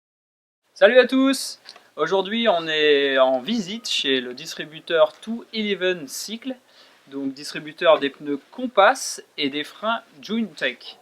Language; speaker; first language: French; native; French